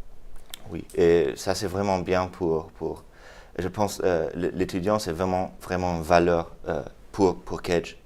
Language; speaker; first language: French; non-native, fluent; German